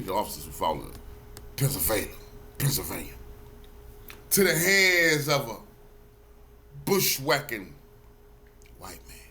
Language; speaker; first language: English; native; English